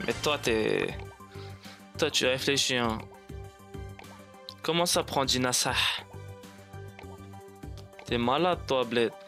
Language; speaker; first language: French; native; French